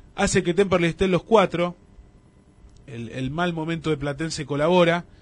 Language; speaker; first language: Spanish; native; Spanish